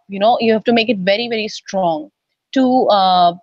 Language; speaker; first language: English; non-native, local second language; Odia